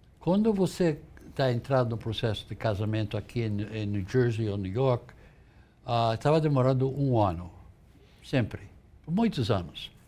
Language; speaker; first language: Portuguese; non-native, fluent; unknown